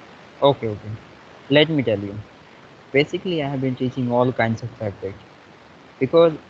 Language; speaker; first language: English; non-native, fluent; Hindi